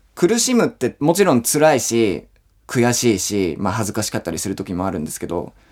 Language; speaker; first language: Japanese; non-native, fluent; English